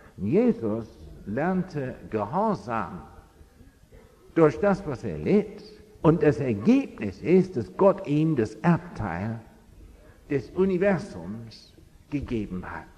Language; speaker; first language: German; non-native, fluent; English